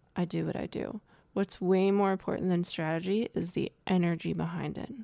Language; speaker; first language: English; native; English